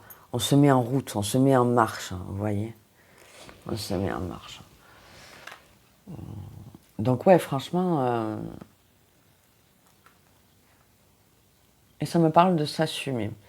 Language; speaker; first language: French; native; French